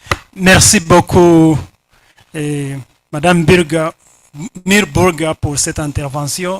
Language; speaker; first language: French; non-native, fluent; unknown